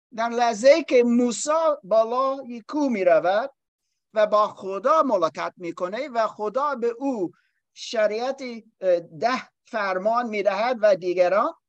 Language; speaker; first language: Persian; non-native, learner; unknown